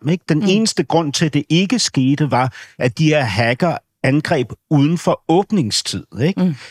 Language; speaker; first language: Danish; native; Danish